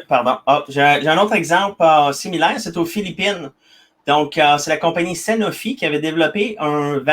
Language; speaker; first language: French; native; French